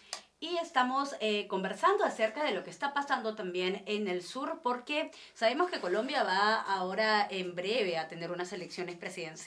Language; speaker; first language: Spanish; native; Spanish